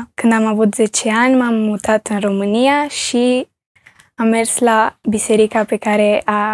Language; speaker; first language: Romanian; early bilingual, heritage; Romanian